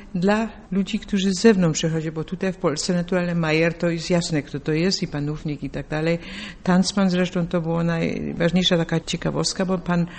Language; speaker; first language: Polish; native; Polish